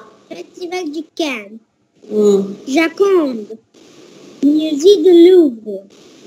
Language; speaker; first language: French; non-native, learner; Arabic